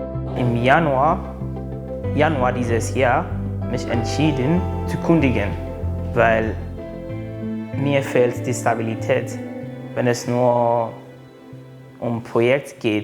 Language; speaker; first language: German; non-native, learner; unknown